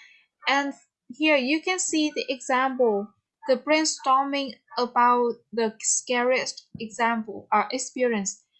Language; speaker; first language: English; non-native, fluent; Vietnamese